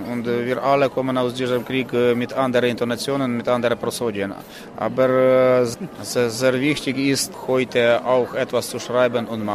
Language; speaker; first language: German; non-native, learner; Ukrainian